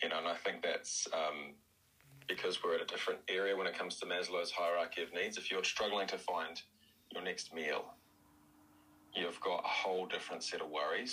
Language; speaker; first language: English; native; English